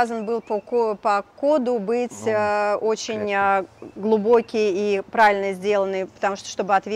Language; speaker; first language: Russian; native; Russian